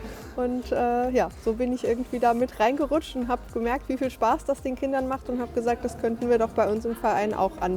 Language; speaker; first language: German; native; German